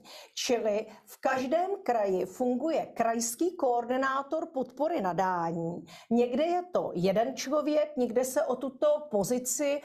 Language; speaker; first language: Czech; native; Czech